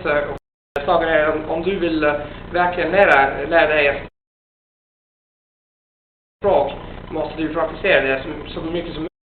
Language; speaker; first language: Swedish; non-native, fluent; Italian